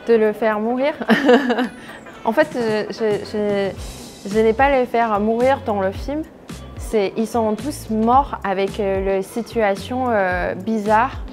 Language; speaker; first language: French; non-native, fluent; Chinese